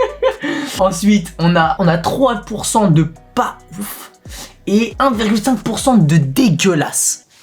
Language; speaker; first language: French; native; French